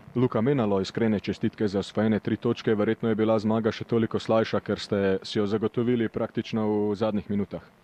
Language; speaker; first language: Slovenian; native; Slovenian